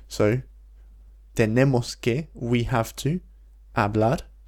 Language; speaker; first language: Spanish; non-native, fluent; English